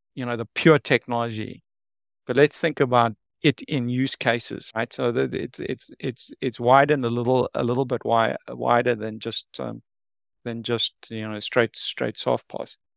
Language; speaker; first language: English; native; English